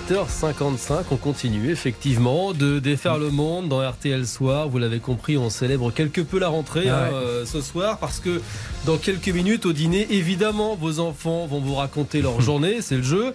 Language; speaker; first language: French; native; French